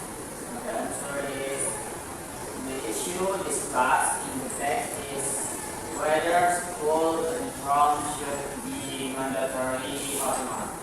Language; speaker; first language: English; non-native, learner; Indonesian